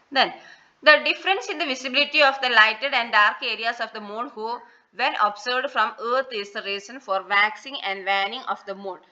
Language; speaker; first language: English; non-native, local second language; Malayalam